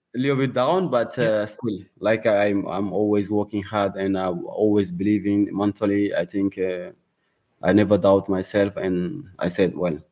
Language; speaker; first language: English; non-native, learner; Wolof